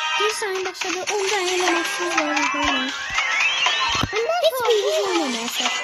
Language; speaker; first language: Turkish; non-native, learner; Azerbaijani